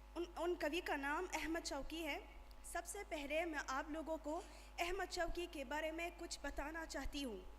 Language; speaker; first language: Hindi; non-native, learner; Arabic